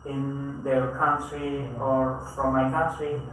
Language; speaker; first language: English; non-native, learner; Indonesian